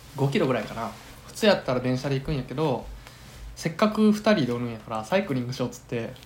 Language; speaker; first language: Japanese; native; Japanese